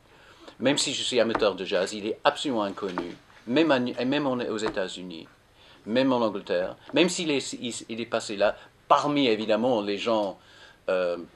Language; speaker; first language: French; non-native, fluent; English